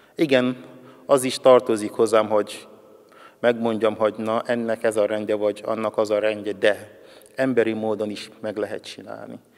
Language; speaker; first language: Hungarian; non-native, fluent; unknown